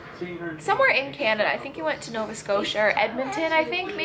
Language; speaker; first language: English; native; English